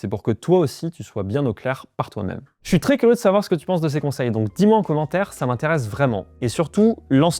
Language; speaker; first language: French; native; French